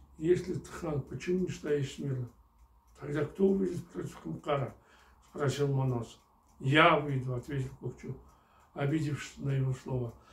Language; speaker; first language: Russian; non-native, local second language; Kyrgyz